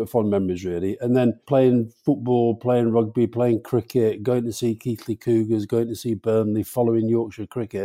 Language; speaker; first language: English; native; English